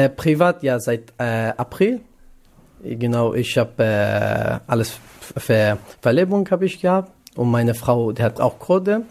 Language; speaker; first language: German; non-native, learner; Kurdish